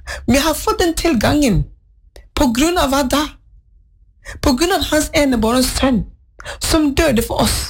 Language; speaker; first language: Norwegian; non-native, fluent; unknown